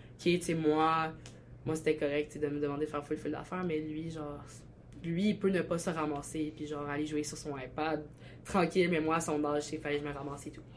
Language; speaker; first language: French; early bilingual, other home language; Albanian